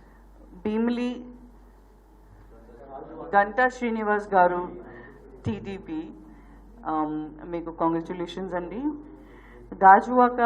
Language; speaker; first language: Telugu; non-native, local second language; Gujarati